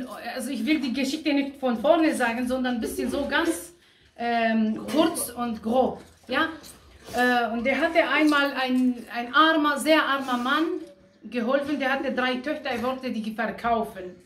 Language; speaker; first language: German; non-native, fluent; Aramaic